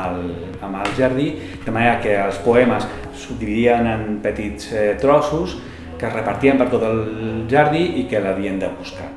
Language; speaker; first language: Catalan; native; Catalan